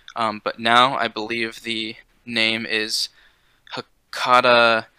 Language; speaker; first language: English; native; English